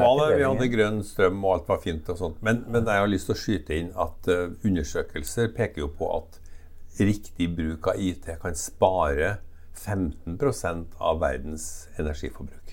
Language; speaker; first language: Norwegian; native; Norwegian